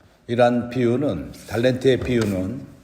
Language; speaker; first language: Korean; native; Korean